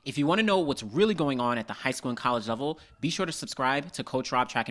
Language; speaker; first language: English; native; English